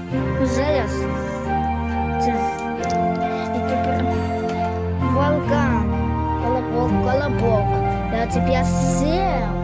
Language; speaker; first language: Russian; non-native, local second language; Yakut